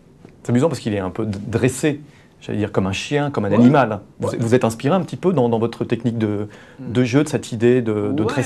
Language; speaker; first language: French; native; French